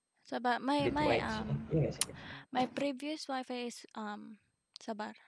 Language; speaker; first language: English; non-native, learner; Indonesian